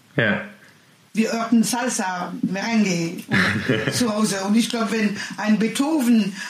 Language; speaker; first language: German; non-native, learner; French